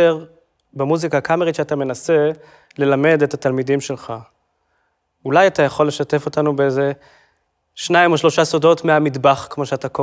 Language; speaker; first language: Hebrew; native; Hebrew